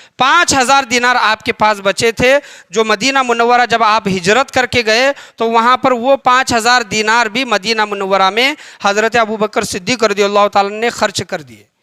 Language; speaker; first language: Urdu; native; Urdu